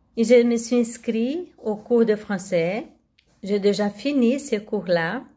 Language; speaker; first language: French; non-native, learner; Portuguese